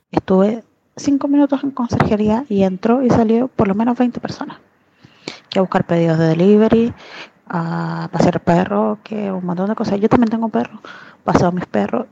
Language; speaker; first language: Spanish; native; Spanish